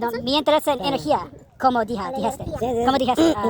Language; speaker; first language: Spanish; non-native, learner; English